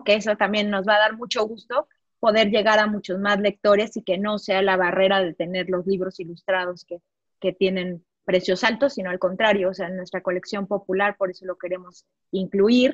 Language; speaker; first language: Spanish; native; Spanish